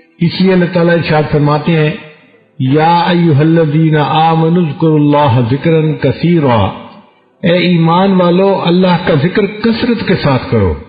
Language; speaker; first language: Urdu; non-native, local second language; Punjabi